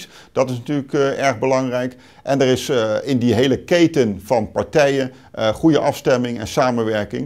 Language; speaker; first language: Dutch; native; Dutch